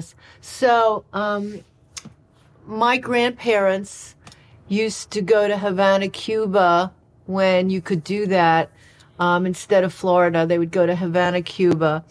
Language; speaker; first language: English; native; English